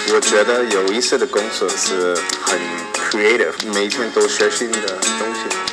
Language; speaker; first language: Chinese; non-native, learner; English